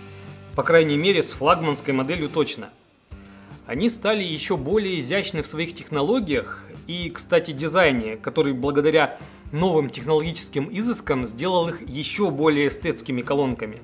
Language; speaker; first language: Russian; native; Russian